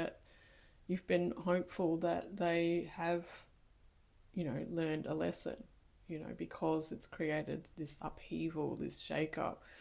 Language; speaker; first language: English; native; English